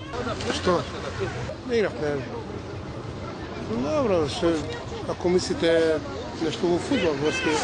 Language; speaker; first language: Macedonian; non-native, local second language; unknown